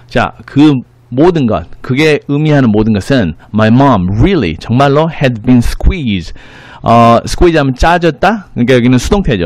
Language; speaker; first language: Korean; native; Korean